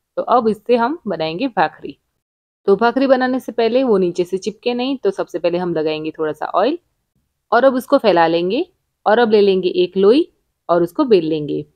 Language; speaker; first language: Hindi; non-native, local second language; Gujarati